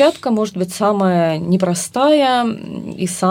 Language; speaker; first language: Russian; native; Russian